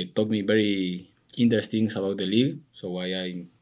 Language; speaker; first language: English; non-native, learner; Spanish